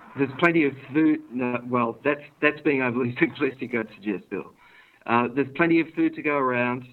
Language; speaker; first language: English; native; English